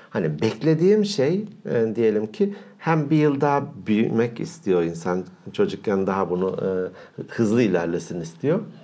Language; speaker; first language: Turkish; native; Turkish